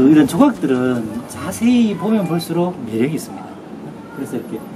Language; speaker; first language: Korean; native; Korean